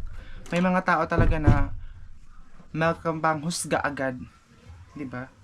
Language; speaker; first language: Filipino; native; Filipino